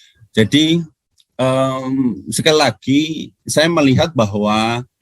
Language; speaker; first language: Indonesian; native; Indonesian